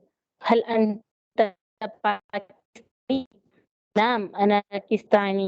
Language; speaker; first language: Arabic; non-native, learner; Tamil